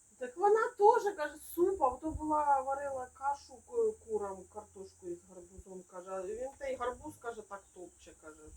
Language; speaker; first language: Ukrainian; native; Ukrainian